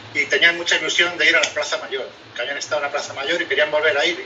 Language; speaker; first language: Spanish; native; Spanish